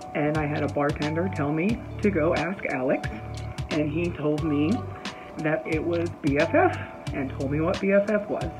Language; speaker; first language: English; native; English